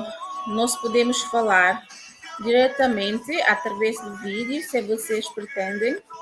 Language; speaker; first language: Portuguese; non-native, local second language; Tetum